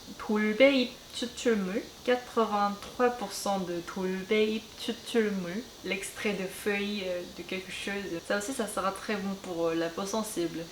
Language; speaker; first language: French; non-native, fluent; Korean